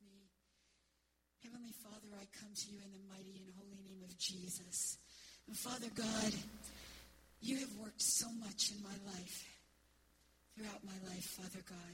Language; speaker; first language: English; native; English